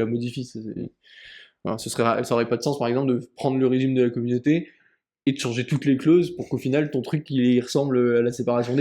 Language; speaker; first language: French; native; French